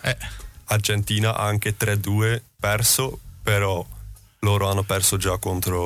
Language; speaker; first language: Italian; non-native, learner; Dutch